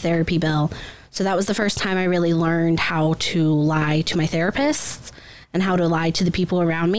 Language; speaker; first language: English; native; English